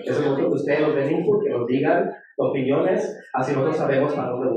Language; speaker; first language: Spanish; native; Spanish